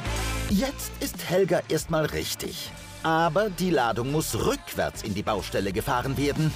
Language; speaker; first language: German; native; German